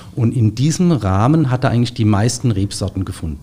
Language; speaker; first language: German; native; German